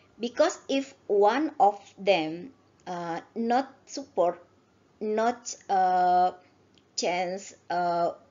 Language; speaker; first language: English; non-native, learner; Indonesian